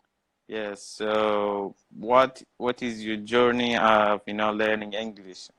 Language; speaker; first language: English; non-native, learner; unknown